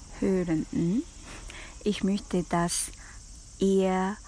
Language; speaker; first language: German; non-native, learner; Japanese